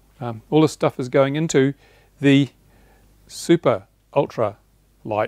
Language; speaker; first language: English; native; English